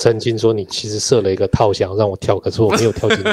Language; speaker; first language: Chinese; native; Chinese